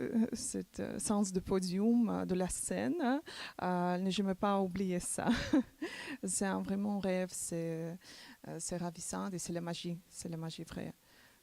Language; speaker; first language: French; non-native, learner; Macedonian